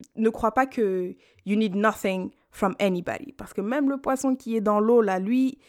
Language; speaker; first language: French; native; French